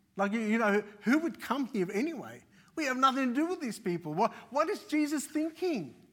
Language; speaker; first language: English; early bilingual, other home language; Arabic